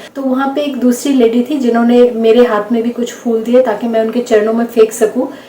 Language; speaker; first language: Hindi; non-native, local second language; Bangla